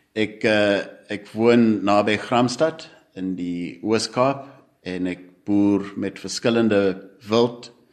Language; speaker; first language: Afrikaans; non-native, local second language; English